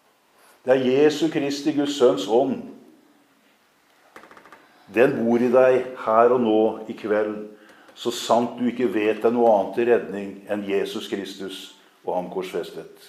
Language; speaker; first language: Norwegian; native; Norwegian